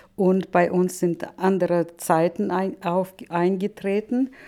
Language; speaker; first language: German; non-native, fluent; Russian